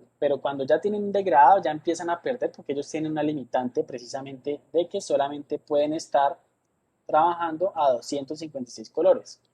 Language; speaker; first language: Spanish; native; Spanish